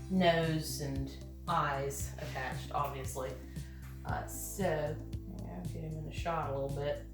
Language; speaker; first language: English; native; English